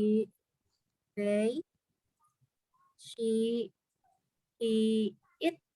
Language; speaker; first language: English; non-native, learner; Indonesian